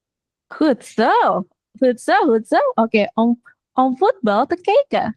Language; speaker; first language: Dutch; non-native, fluent; Indonesian